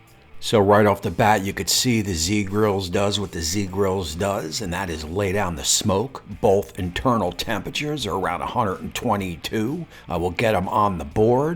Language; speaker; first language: English; native; English